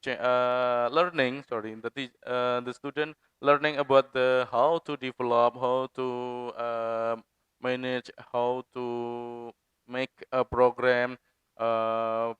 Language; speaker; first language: English; non-native, fluent; Indonesian